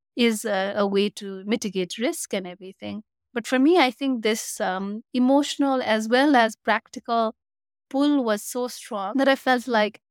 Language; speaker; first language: English; non-native, local second language; Nepali